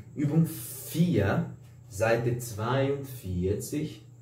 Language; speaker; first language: German; non-native, fluent; Portuguese